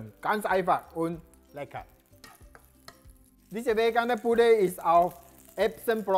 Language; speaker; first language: German; non-native, learner; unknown